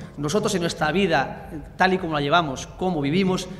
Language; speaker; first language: Spanish; native; Spanish